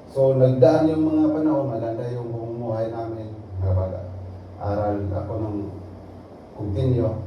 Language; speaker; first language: Filipino; non-native, local second language; Cebuano